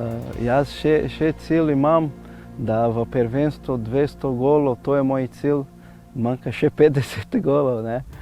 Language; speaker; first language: Slovenian; non-native, fluent; Portuguese